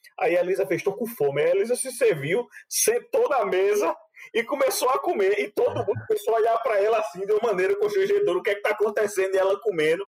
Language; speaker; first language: Portuguese; native; Portuguese